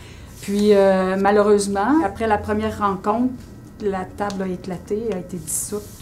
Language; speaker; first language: French; native; French